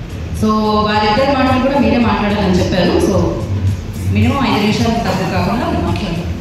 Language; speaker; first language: Telugu; native; Telugu